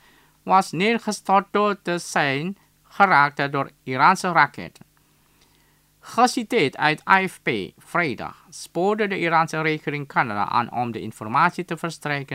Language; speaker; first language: Dutch; non-native, fluent; Indonesian